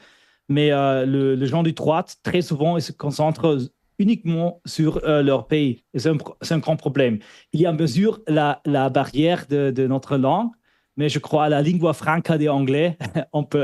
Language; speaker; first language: French; non-native, fluent; German